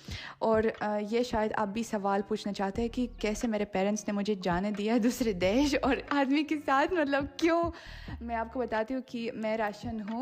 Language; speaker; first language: Hindi; non-native, fluent; Russian